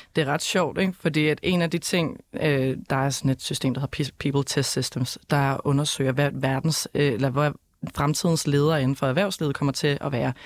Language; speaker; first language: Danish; native; Danish